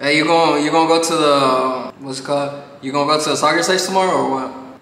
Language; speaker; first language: English; early bilingual, other home language; Spanish